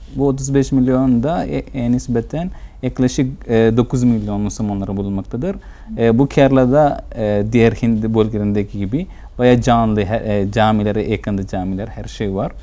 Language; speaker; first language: Turkish; non-native, fluent; Malayalam